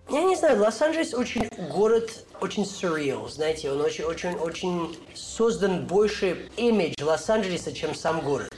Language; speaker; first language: Russian; early bilingual, heritage; Russian